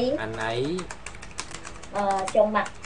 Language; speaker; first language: Vietnamese; non-native, learner; Khmer